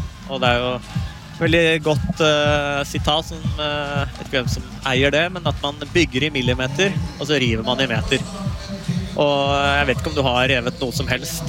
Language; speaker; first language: Norwegian; native; Norwegian